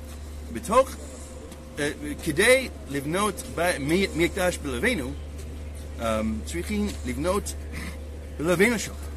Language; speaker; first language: Hebrew; non-native, learner; English